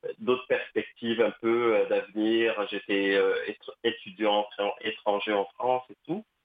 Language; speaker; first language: French; non-native, local second language; Kabyle